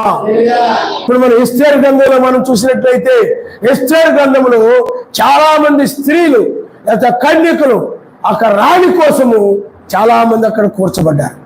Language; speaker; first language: Telugu; native; Telugu